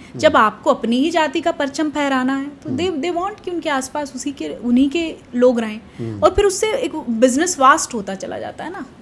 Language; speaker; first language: Hindi; native; Hindi